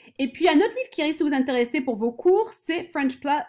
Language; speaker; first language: French; non-native, fluent; English